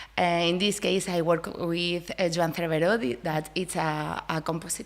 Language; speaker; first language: English; non-native, learner; Spanish